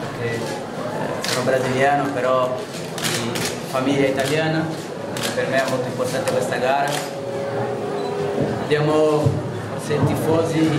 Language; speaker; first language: Italian; non-native, fluent; Portuguese